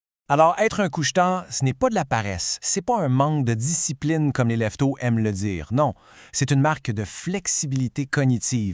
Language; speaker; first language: French; native; French